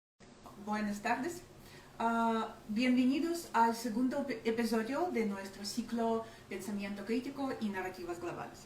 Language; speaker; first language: Spanish; non-native, fluent; Ukrainian